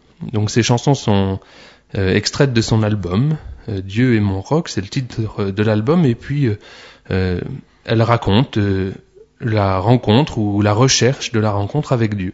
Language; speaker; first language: French; native; French